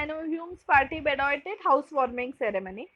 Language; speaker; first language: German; non-native, fluent; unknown